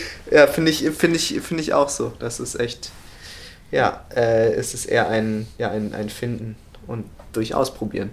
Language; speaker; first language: German; native; German